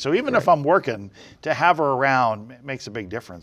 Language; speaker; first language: English; native; English